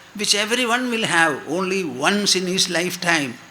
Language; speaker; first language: English; non-native, local second language; Malayalam